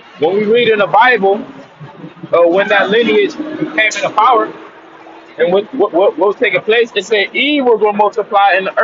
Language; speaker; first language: English; native; English